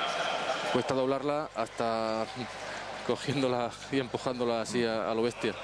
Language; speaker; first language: Spanish; native; Spanish